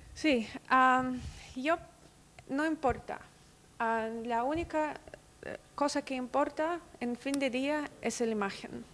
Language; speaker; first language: Spanish; non-native, fluent; Russian